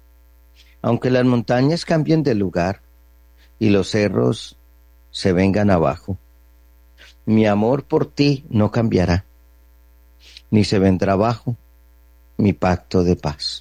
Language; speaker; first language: Spanish; native; Spanish